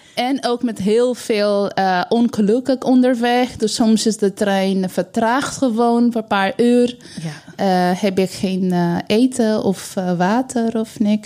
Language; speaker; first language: Dutch; non-native, learner; Bangla